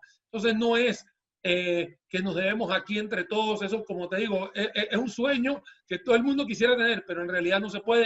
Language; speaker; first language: Spanish; native; Spanish